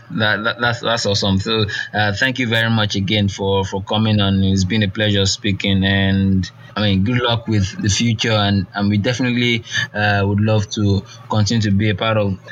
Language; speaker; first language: English; non-native, local second language; Yoruba